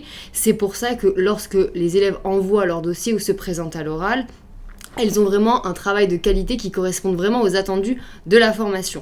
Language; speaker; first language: French; native; French